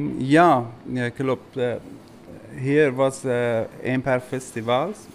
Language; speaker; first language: Dutch; non-native, learner; Persian